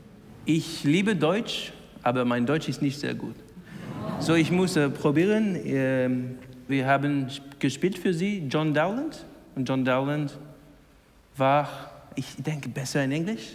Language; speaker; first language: German; non-native, learner; English